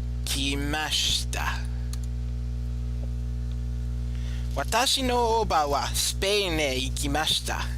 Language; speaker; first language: Japanese; non-native, learner; English